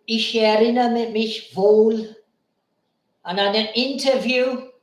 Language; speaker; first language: German; non-native, learner; Bangla